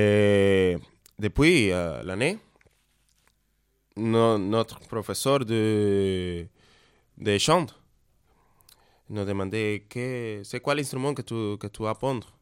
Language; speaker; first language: French; non-native, learner; Spanish